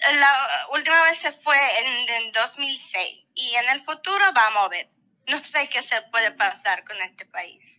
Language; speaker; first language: Spanish; non-native, fluent; Russian